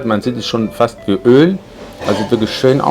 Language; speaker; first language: German; non-native, fluent; Persian